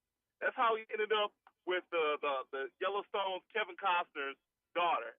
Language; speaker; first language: English; native; English